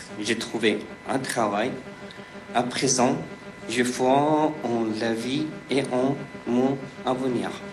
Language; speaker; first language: French; non-native, fluent; Persian